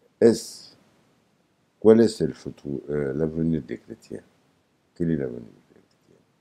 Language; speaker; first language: French; non-native, learner; Arabic